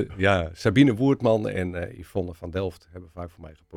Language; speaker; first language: Dutch; native; Dutch